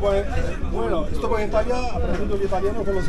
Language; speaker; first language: Spanish; non-native, learner; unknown